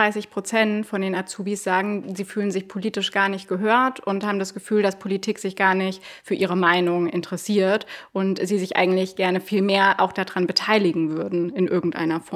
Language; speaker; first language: German; native; German